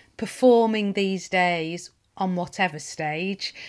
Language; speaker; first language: English; native; English